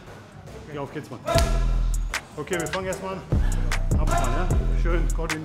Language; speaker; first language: German; native; German